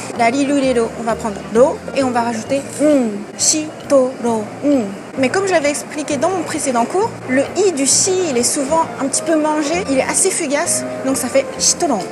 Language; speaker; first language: French; native; French